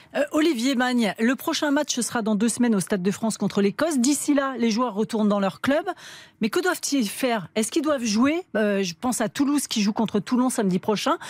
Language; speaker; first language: French; native; French